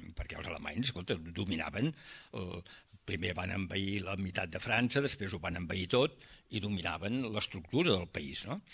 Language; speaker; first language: Catalan; early bilingual, heritage; Catalan